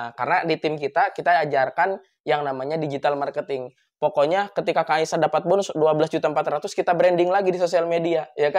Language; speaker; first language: Indonesian; native; Indonesian